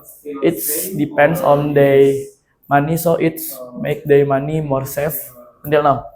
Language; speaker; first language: English; non-native, learner; Indonesian